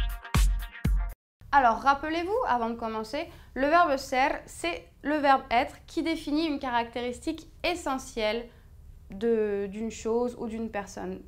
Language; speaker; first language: French; native; French